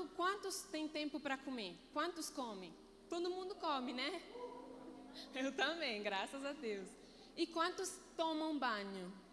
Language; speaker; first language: Portuguese; non-native, fluent; Italian